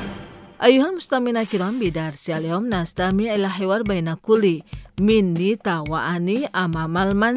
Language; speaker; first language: Arabic; non-native, fluent; Indonesian